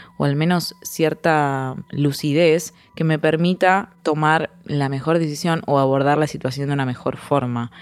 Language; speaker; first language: Spanish; native; Spanish